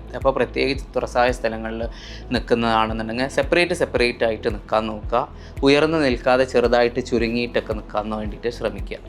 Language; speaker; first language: Malayalam; native; Malayalam